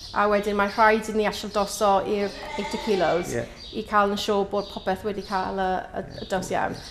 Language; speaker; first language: Welsh; non-native, learner; English